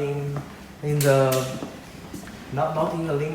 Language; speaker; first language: English; non-native, local second language; Chinese